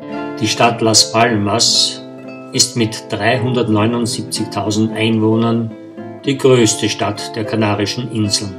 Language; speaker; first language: German; native; German